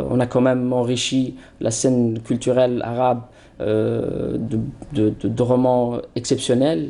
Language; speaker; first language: French; non-native, local second language; Arabic